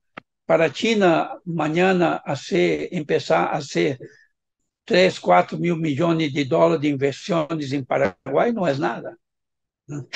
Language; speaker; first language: Spanish; non-native, fluent; Portuguese